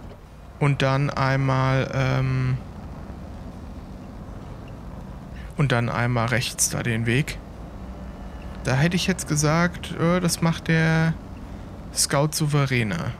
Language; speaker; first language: German; native; German